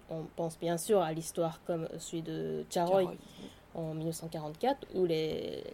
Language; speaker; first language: French; non-native, fluent; Japanese